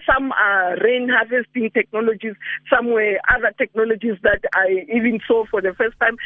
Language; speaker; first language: English; non-native, local second language; Northern Sotho